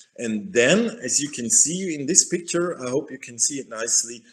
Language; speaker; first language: English; non-native, fluent; German